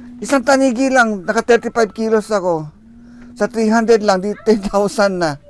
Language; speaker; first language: Filipino; non-native, local second language; Iloko